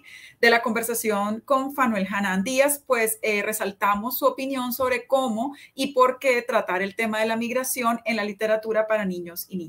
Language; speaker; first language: Spanish; native; Spanish